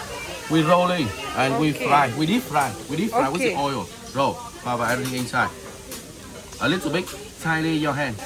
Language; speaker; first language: English; non-native, learner; Vietnamese